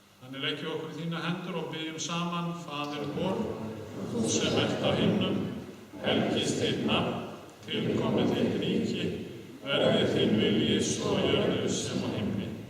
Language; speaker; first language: Icelandic; native; Icelandic